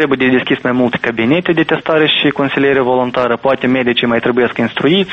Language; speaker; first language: Romanian; native; Romanian